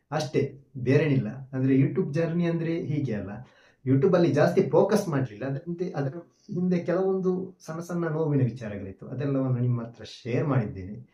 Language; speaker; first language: Kannada; non-native, local second language; Malayalam